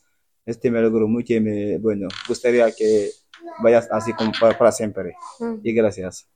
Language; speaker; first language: Spanish; non-native, learner; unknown